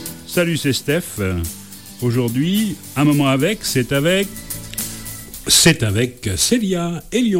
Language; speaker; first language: French; native; French